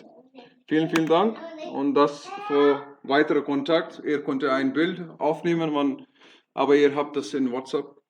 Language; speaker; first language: German; non-native, fluent; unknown